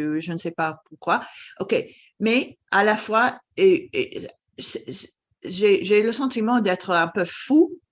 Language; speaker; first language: French; non-native, fluent; English